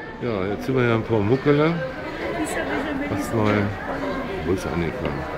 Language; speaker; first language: German; native; German